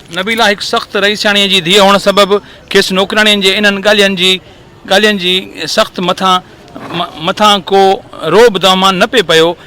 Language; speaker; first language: Sindhi; native; Sindhi